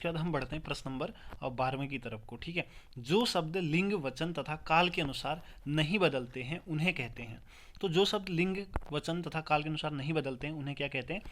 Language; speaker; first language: Hindi; native; Hindi